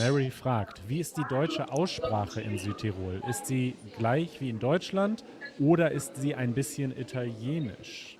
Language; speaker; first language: German; native; German